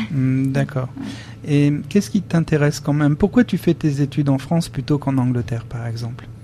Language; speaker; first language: French; native; French